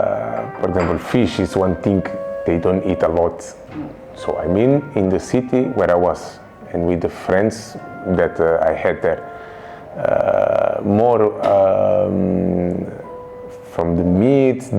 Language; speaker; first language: English; non-native, local second language; Kabuverdianu